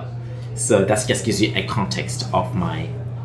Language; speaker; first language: English; native; English